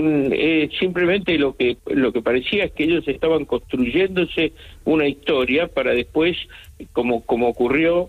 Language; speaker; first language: Spanish; native; Spanish